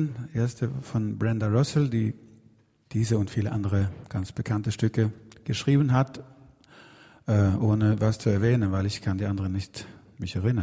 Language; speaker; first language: German; non-native, fluent; Swedish